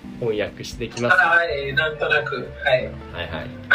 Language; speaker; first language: Japanese; non-native, learner; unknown